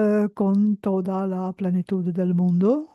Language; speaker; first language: Spanish; native; Spanish